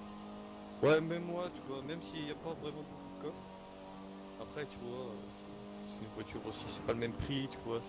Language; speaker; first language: French; native; French